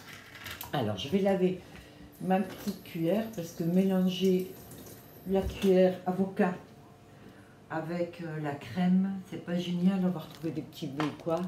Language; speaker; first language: French; native; French